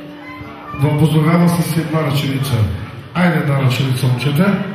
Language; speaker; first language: Bulgarian; non-native, local second language; Turkish